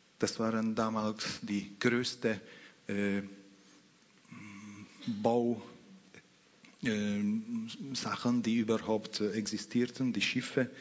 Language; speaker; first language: German; non-native, fluent; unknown